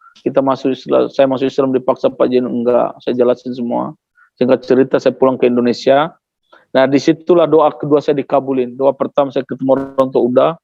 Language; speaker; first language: Indonesian; non-native, local second language; Tetum